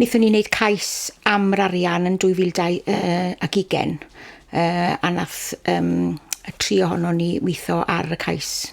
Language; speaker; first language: Welsh; native; Welsh